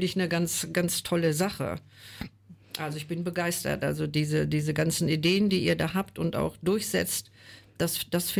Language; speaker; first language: German; native; German